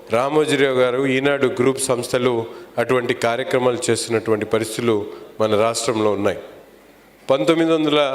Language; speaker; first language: Telugu; non-native, local second language; Urdu